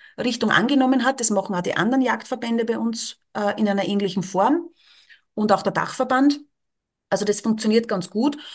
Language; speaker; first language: German; native; German